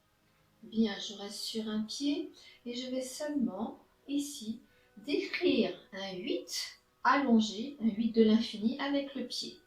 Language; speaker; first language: French; native; French